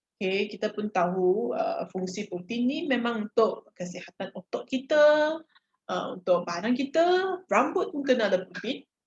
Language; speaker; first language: Malay; non-native, local second language; Chinese